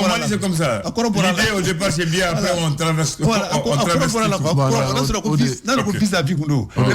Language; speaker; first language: French; non-native, local second language; Bambara